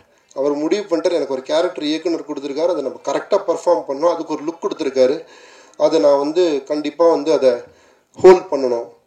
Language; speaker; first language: Tamil; native; Tamil